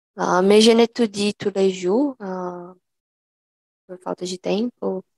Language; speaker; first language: French; non-native, learner; Portuguese